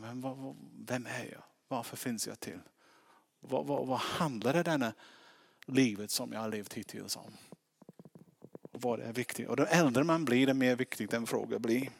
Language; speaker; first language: Swedish; non-native, fluent; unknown